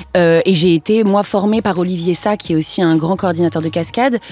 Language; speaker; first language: French; native; French